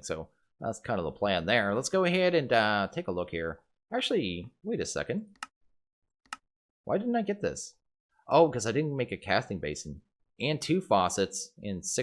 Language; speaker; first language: English; native; English